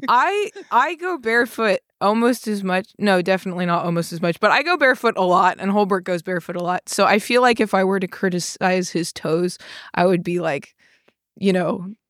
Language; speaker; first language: English; native; English